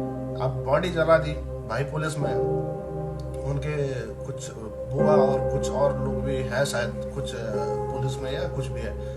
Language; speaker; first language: Hindi; native; Hindi